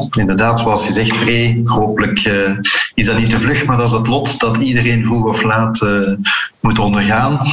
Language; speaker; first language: Dutch; early bilingual, heritage; Dutch